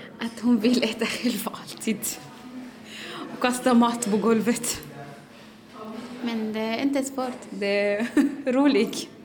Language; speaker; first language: Swedish; non-native, learner; Arabic